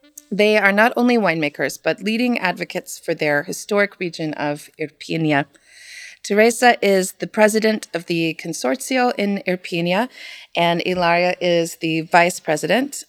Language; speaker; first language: English; native; English